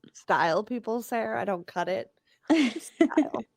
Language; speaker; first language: English; native; English